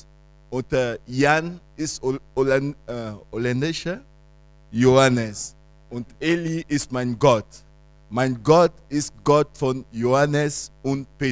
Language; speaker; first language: German; non-native, fluent; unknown